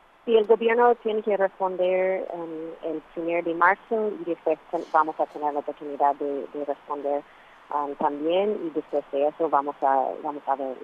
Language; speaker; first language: Spanish; non-native, fluent; English